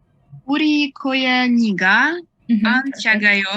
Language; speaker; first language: Korean; non-native, learner; English